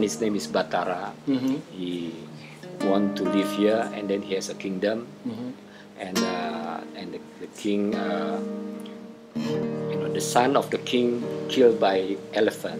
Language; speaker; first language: English; non-native, fluent; Indonesian